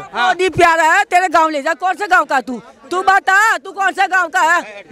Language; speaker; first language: Hindi; non-native, local second language; Gujarati